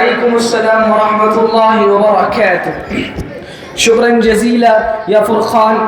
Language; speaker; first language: Arabic; non-native, learner; Urdu